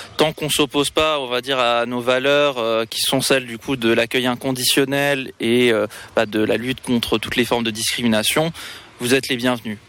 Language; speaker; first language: French; native; French